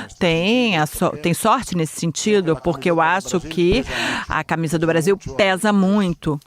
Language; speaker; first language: Portuguese; non-native, fluent; Italian